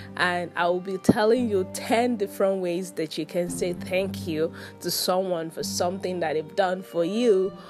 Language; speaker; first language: English; non-native, local second language; Yoruba